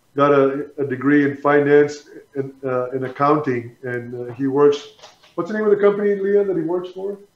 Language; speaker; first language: English; native; English